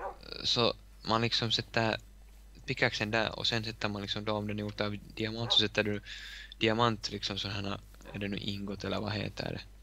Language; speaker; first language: Swedish; non-native, local second language; Finnish